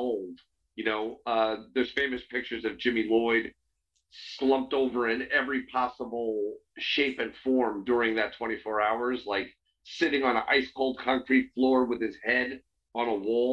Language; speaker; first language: English; native; English